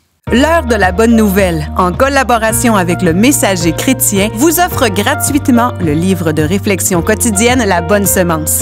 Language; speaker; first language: French; native; French